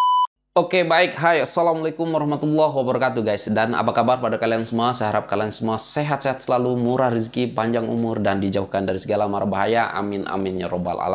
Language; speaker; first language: Indonesian; native; Indonesian